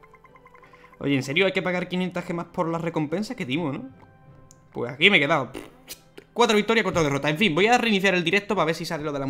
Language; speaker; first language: Spanish; native; Spanish